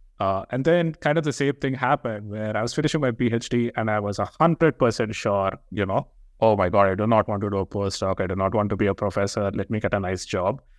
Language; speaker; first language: English; non-native, local second language; Telugu